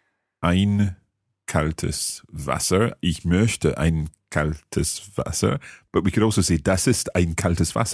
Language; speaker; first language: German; non-native, learner; English